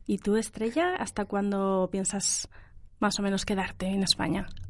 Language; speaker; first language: Spanish; native; Spanish